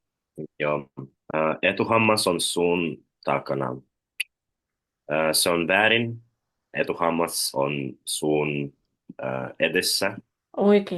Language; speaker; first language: Finnish; non-native, learner; Russian